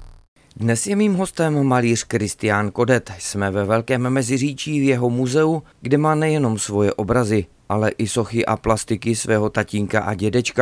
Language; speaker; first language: Czech; native; Czech